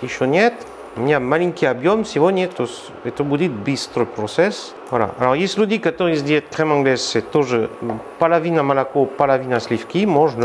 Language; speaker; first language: Russian; non-native, learner; French